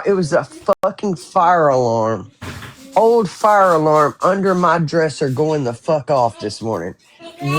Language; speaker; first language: English; native; English